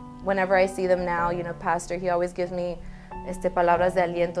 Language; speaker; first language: English; early bilingual, other home language; Spanish